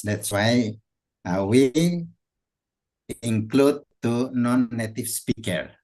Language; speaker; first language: English; non-native, fluent; Indonesian